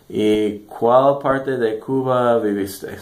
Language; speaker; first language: Spanish; non-native, learner; English